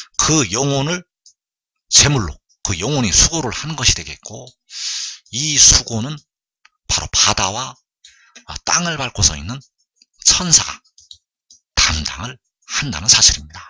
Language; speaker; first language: Korean; native; Korean